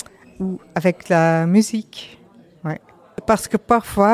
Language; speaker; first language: French; non-native, learner; Dutch